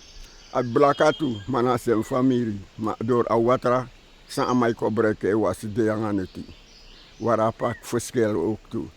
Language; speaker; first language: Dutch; non-native, local second language; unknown